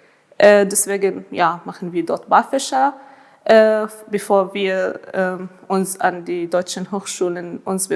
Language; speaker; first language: German; non-native, fluent; Arabic